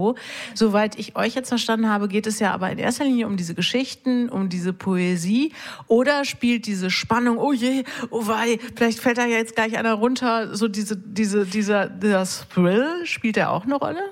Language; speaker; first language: German; native; German